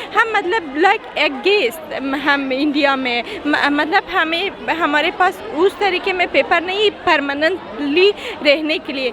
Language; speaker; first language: Hindi; non-native, learner; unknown